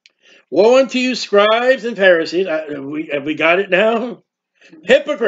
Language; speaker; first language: English; native; English